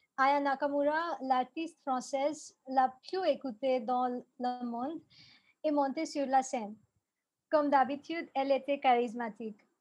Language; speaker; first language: French; non-native, fluent; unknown